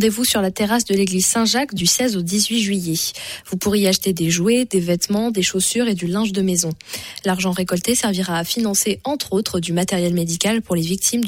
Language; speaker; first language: French; native; French